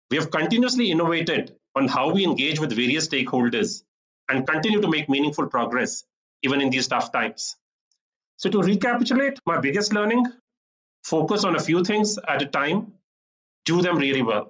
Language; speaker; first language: English; non-native, local second language; Punjabi